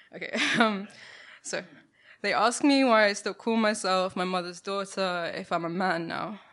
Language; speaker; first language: English; native; English